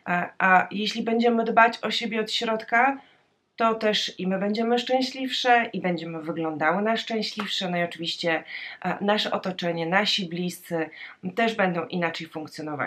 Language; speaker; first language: Polish; native; Polish